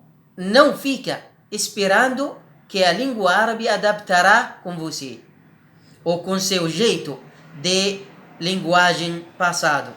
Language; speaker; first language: Portuguese; non-native, learner; Arabic